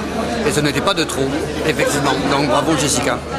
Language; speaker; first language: French; native; French